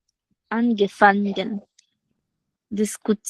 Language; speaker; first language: German; non-native, learner; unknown